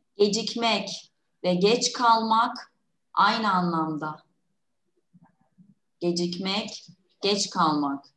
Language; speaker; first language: Turkish; native; Turkish